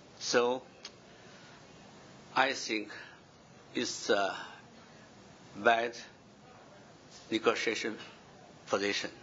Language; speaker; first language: English; non-native, fluent; Chinese